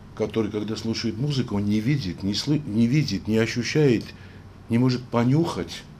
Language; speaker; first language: Russian; non-native, local second language; Armenian